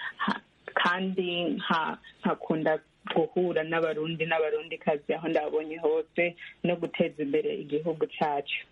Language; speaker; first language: Rundi; early bilingual, heritage; Rundi